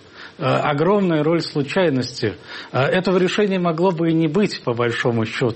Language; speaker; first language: Russian; native; Russian